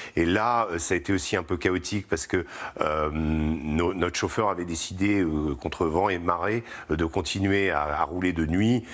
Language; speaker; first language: French; native; French